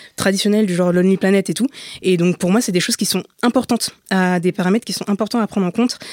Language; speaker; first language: French; native; French